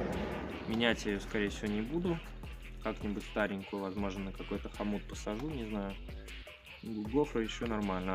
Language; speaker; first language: Russian; native; Russian